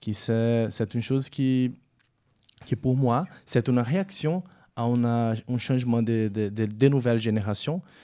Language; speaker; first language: French; non-native, fluent; Portuguese